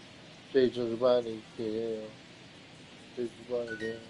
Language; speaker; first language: Korean; non-native, learner; English